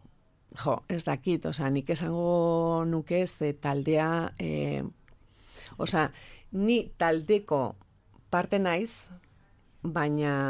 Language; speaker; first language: Basque; non-native, local second language; Spanish